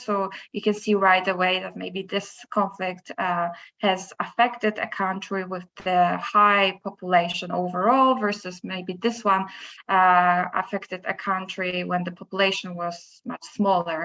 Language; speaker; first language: English; non-native, fluent; Polish